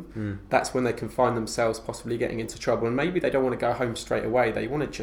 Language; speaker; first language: English; native; English